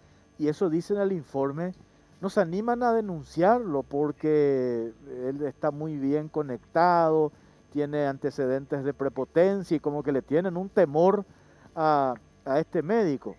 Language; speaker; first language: Spanish; native; Spanish